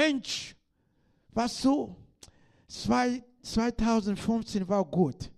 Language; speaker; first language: German; non-native, learner; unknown